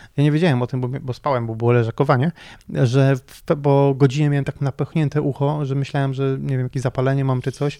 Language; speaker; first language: Polish; native; Polish